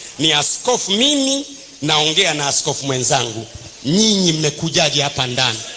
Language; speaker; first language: Swahili; native; Swahili